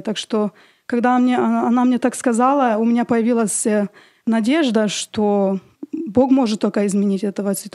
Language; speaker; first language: Russian; early bilingual, heritage; Russian